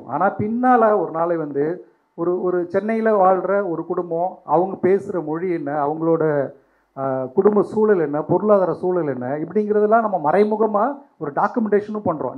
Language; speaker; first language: Tamil; native; Tamil